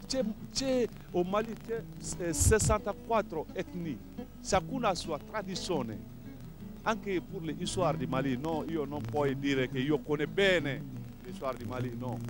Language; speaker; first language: Italian; non-native, learner; Bambara